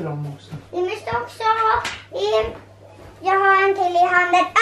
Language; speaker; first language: Swedish; early bilingual, other home language; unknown